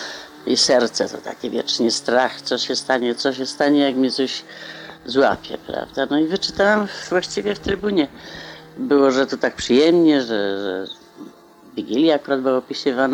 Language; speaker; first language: Polish; native; Polish